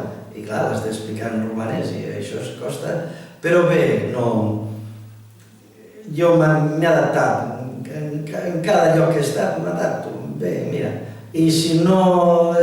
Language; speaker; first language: Catalan; non-native, local second language; Spanish